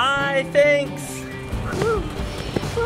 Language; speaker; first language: English; native; English